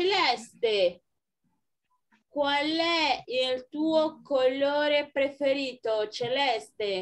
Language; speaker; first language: Italian; non-native, fluent; Spanish